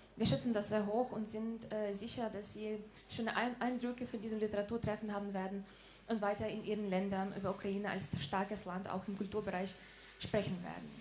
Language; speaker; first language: German; non-native, fluent; Ukrainian